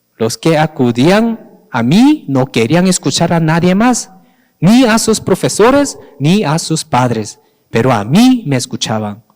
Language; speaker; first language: Spanish; non-native, fluent; Korean